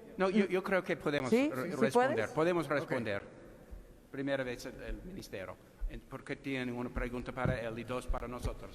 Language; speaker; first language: Spanish; non-native, fluent; English